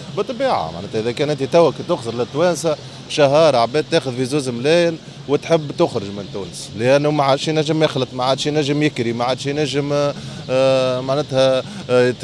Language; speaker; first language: Arabic; native; Arabic